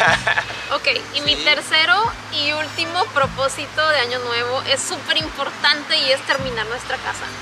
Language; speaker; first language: Spanish; native; Spanish